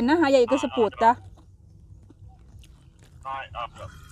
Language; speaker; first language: Norwegian; non-native, learner; Thai